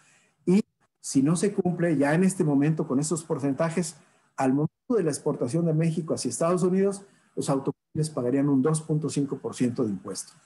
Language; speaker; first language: Spanish; native; Spanish